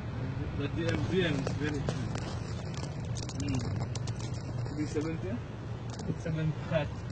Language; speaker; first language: English; non-native, learner; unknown